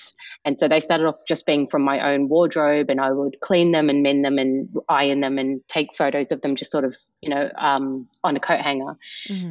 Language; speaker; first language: English; native; English